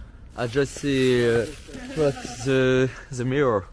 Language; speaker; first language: English; non-native, learner; French